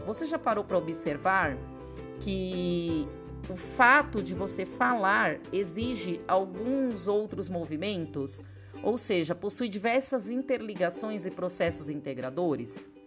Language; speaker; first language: Portuguese; native; Portuguese